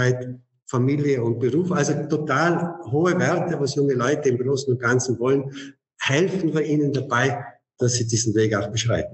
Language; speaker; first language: German; native; German